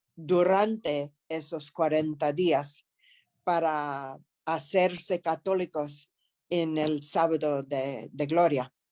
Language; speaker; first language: Spanish; non-native, fluent; English